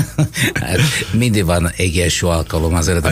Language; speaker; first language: Hungarian; non-native, fluent; Italian